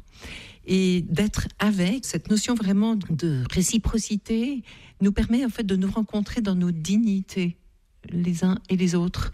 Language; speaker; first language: French; native; French